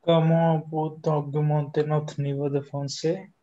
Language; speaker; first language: French; non-native, learner; Hindi